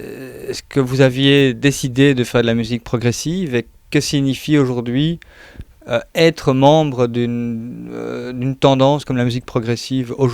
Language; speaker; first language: French; native; French